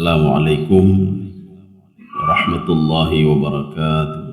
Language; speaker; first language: Indonesian; native; Indonesian